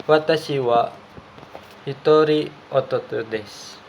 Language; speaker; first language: Japanese; non-native, learner; Indonesian